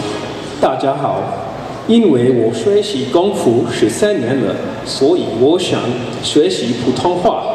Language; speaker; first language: Chinese; non-native, learner; English